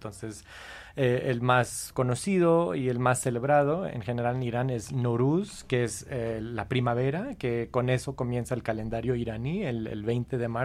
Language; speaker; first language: Spanish; non-native, fluent; English